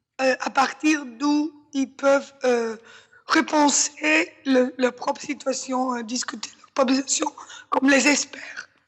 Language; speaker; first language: French; non-native, fluent; Spanish